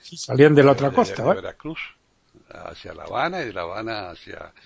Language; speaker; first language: Spanish; native; Spanish